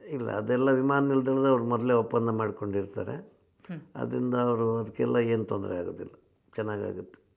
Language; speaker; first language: Kannada; non-native, local second language; Konkani